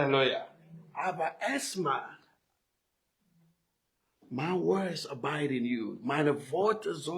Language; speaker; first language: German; non-native, learner; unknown